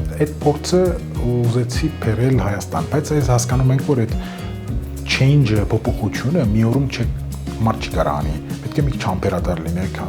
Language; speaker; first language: Armenian; early bilingual, heritage; Armenian